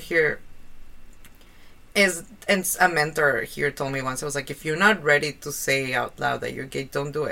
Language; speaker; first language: English; non-native, fluent; Spanish